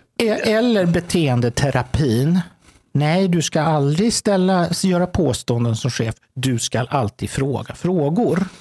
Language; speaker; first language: Swedish; native; Swedish